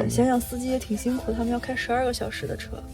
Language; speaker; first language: Chinese; native; Chinese